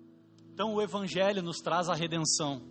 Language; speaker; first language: Portuguese; native; Portuguese